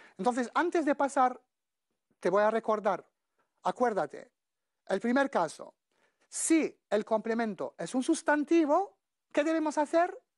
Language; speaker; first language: Spanish; non-native, fluent; Arabic